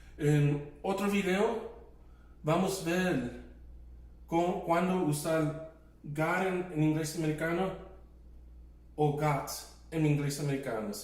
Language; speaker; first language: Portuguese; non-native, fluent; English